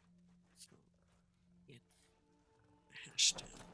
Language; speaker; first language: German; native; German